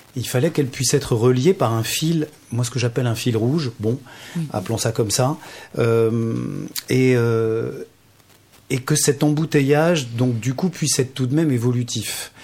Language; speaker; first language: French; native; French